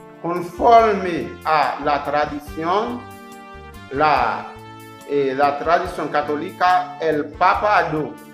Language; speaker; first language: Spanish; non-native, learner; Haitian Creole